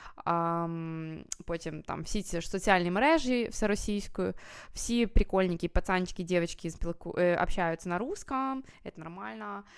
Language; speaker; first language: Ukrainian; native; Ukrainian